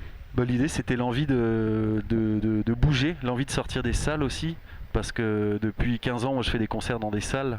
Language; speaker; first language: French; native; French